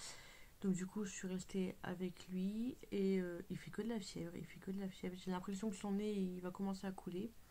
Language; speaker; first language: French; native; French